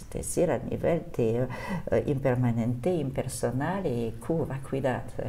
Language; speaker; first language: Spanish; non-native, fluent; French